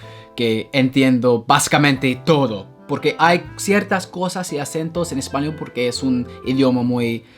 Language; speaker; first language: Spanish; non-native, fluent; English